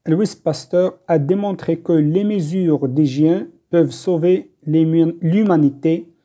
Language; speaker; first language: French; non-native, local second language; Arabic